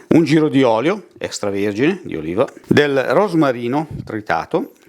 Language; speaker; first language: Italian; native; Italian